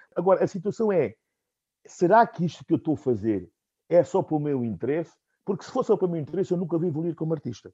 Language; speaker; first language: Portuguese; non-native, local second language; Upper Guinea Crioulo